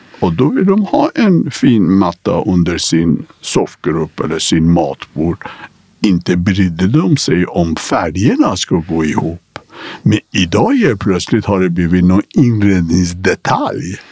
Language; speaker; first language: Swedish; non-native, fluent; Persian